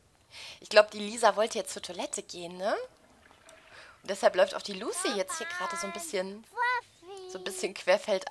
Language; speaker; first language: German; native; German